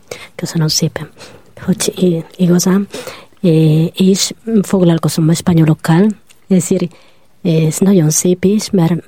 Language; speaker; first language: Hungarian; non-native, learner; Spanish